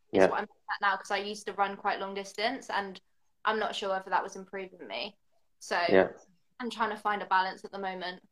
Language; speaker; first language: English; native; English